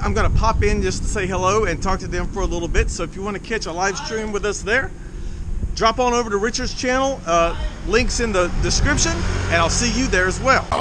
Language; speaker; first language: English; native; English